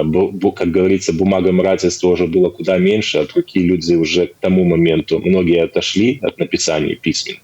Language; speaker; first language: Russian; native; Russian